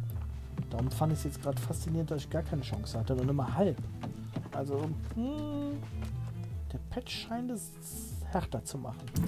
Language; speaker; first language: German; native; German